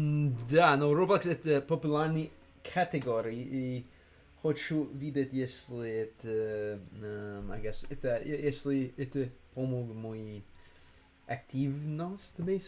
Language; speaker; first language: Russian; non-native, learner; English